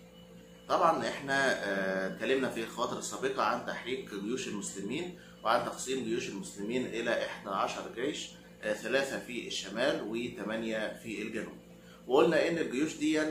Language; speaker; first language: Arabic; native; Arabic